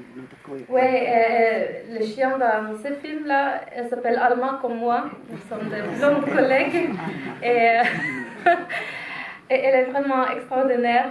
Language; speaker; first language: French; non-native, fluent; Finnish